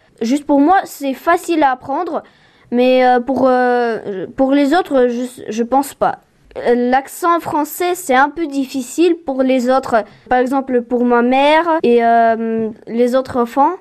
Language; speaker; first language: French; early bilingual, other home language; Ukrainian